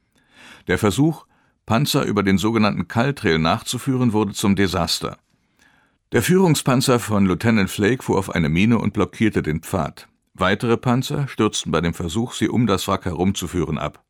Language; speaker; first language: German; native; German